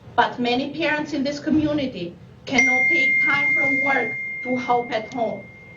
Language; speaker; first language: English; non-native, fluent; Albanian